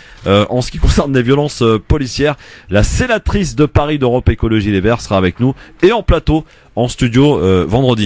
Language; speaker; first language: French; native; French